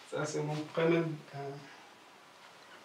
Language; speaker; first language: French; non-native, learner; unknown